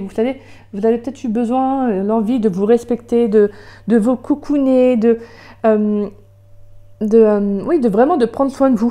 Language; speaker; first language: French; native; French